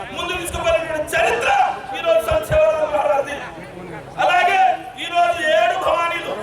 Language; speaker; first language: Telugu; non-native, local second language; Lambadi